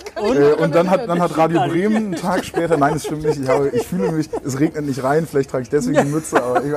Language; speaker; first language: German; native; German